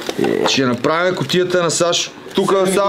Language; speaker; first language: Bulgarian; native; Bulgarian